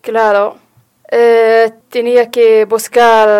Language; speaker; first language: Spanish; non-native, learner; Arabic